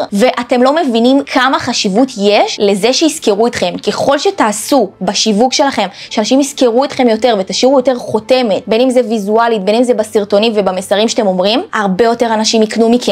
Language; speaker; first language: Hebrew; native; Hebrew